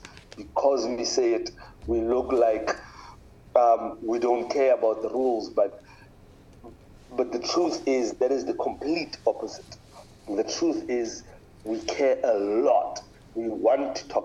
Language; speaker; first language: English; non-native, local second language; Tswana